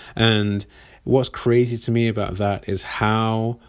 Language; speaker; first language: English; native; English